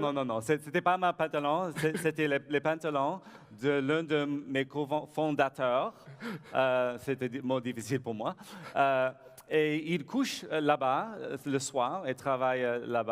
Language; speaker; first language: French; non-native, learner; English